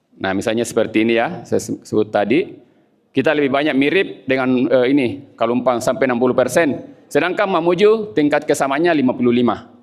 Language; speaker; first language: Indonesian; non-native, local second language; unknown